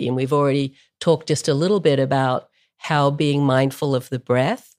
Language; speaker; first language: English; native; English